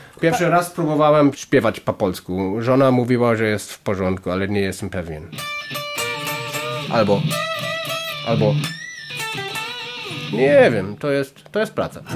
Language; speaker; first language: Polish; non-native, learner; German